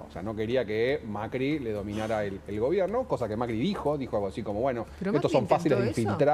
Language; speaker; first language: Spanish; native; Spanish